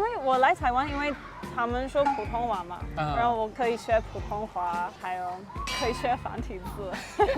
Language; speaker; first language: Chinese; non-native, fluent; English